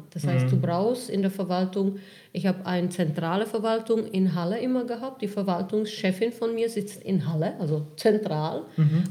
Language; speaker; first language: German; non-native, fluent; Czech